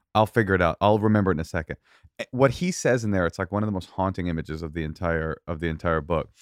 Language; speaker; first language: English; native; English